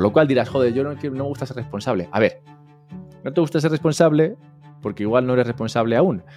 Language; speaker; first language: Spanish; native; Spanish